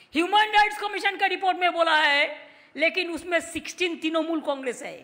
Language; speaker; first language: Hindi; non-native, local second language; Bangla